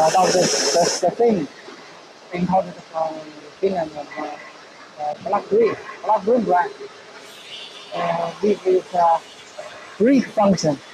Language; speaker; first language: English; non-native, learner; Chinese